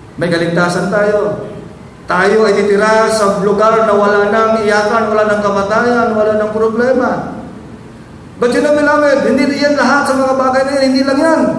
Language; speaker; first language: Filipino; non-native, local second language; Hiligaynon